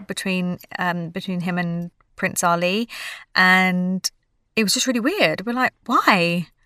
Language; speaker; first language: English; native; English